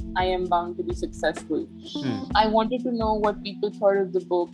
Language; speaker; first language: English; non-native, local second language; Hindi